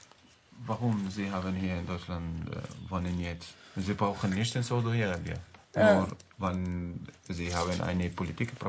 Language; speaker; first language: German; non-native, learner; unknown